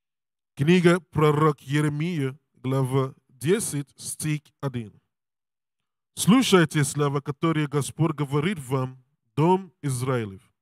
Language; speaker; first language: Russian; non-native, learner; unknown